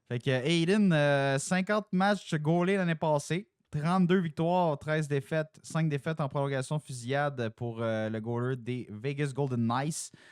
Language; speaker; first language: French; native; French